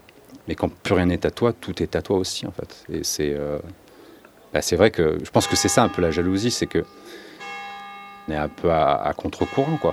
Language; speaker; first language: French; native; French